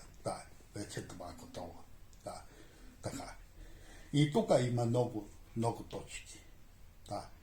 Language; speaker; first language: Bulgarian; non-native, learner; Chinese